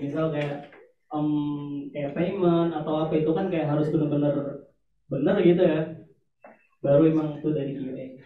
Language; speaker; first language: Indonesian; native; Indonesian